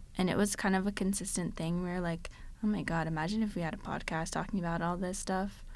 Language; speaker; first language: English; native; English